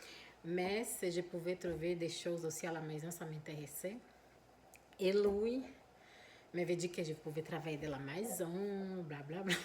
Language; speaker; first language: French; non-native, fluent; Portuguese